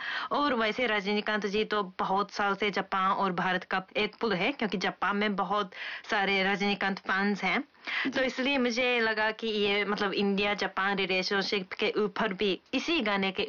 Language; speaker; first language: Hindi; non-native, fluent; Japanese